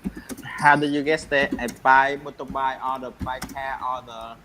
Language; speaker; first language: English; non-native, learner; Vietnamese